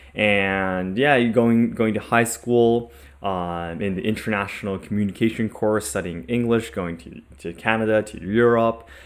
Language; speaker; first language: English; non-native, fluent; Japanese